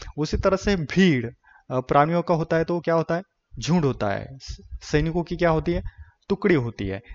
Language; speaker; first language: Hindi; non-native, local second language; Marathi